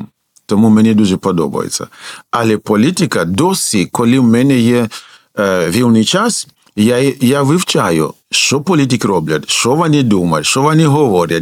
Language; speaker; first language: Ukrainian; non-native, fluent; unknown